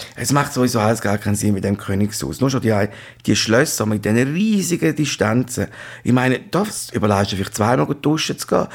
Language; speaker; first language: German; native; German